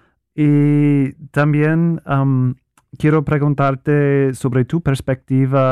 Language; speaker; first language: Spanish; non-native, fluent; English